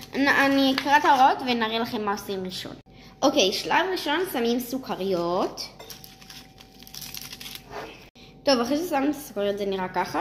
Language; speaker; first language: Hebrew; native; Hebrew